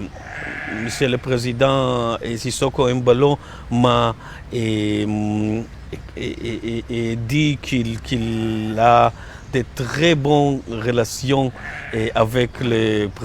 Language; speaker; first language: French; non-native, learner; Hebrew